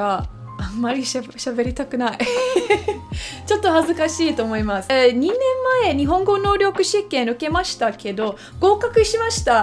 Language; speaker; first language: Japanese; non-native, learner; English